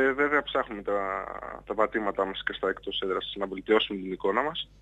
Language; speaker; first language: Greek; native; Greek